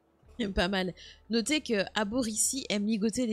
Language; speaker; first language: French; native; French